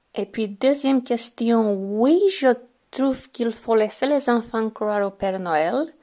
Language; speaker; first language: French; non-native, fluent; Romanian